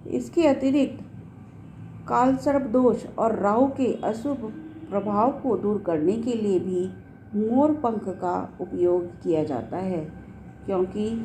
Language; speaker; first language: Hindi; native; Hindi